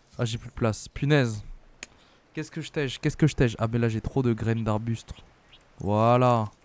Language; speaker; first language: French; native; French